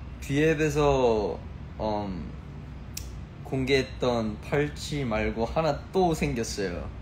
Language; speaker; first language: Korean; early bilingual, heritage; Korean